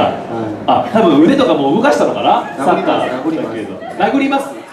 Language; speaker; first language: Japanese; native; Japanese